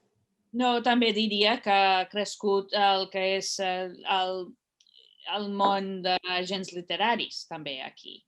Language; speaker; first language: Catalan; non-native, fluent; English